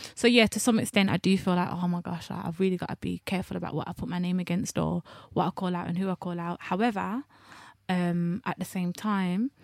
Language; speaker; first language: English; native; English